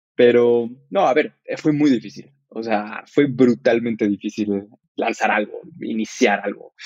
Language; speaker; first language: Spanish; native; Spanish